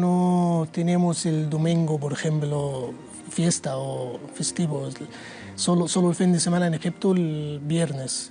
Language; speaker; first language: Spanish; non-native, learner; Arabic